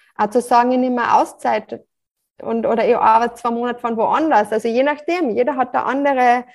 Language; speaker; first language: German; native; German